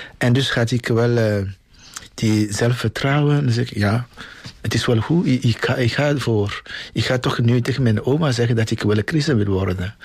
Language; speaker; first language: Dutch; non-native, fluent; Ewe